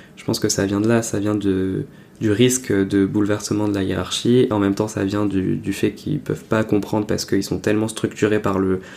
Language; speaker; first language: French; native; French